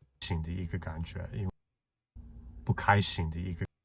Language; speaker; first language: Chinese; non-native, fluent; English